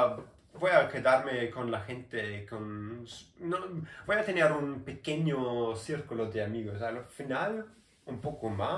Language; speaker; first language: Spanish; non-native, learner; German